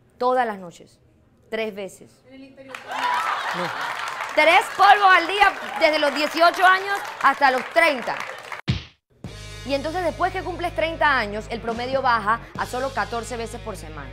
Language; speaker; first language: Spanish; native; Spanish